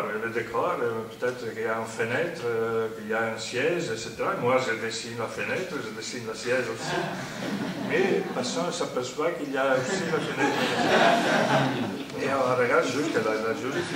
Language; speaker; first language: French; non-native, fluent; Italian